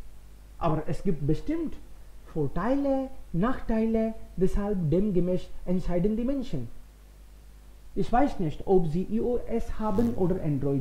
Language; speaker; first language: German; non-native, fluent; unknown